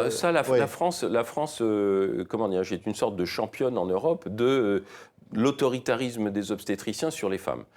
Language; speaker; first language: French; native; French